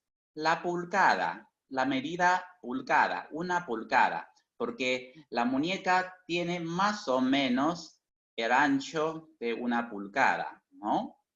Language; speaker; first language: Spanish; non-native, fluent; Chinese